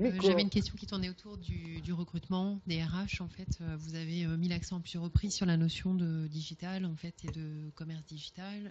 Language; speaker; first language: French; native; French